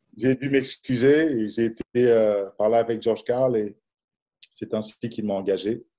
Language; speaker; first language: French; non-native, local second language; Lingala